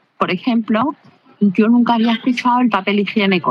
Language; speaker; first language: Spanish; native; Spanish